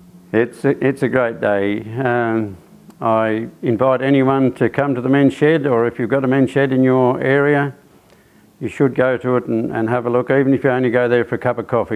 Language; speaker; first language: English; native; English